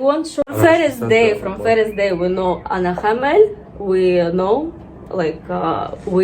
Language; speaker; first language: English; non-native, learner; Russian